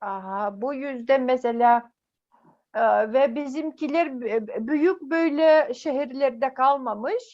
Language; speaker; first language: Turkish; non-native, fluent; Yakut